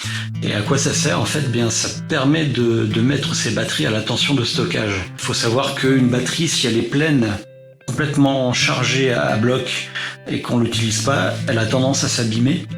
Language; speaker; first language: French; native; French